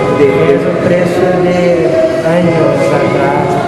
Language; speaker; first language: Spanish; non-native, learner; Portuguese